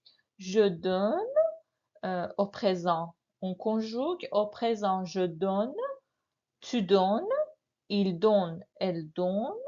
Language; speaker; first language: French; non-native, fluent; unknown